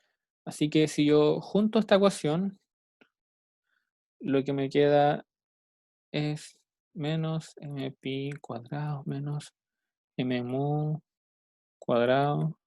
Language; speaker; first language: Spanish; native; Spanish